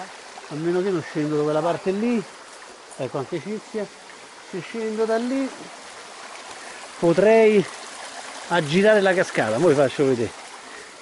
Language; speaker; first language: Italian; native; Italian